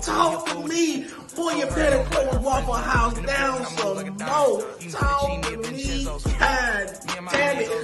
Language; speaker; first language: English; native; English